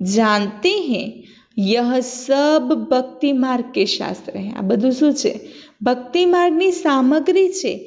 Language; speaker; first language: Hindi; non-native, local second language; Gujarati